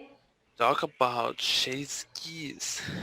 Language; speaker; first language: English; non-native, learner; Spanish